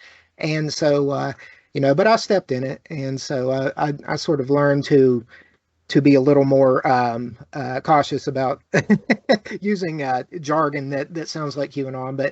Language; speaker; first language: English; native; English